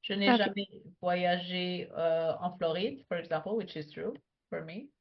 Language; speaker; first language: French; non-native, fluent; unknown